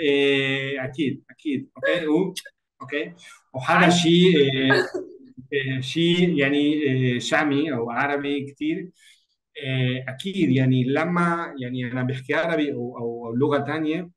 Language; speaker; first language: Arabic; non-native, learner; Spanish